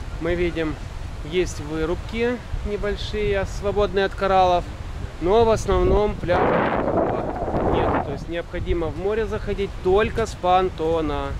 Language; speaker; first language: Russian; native; Russian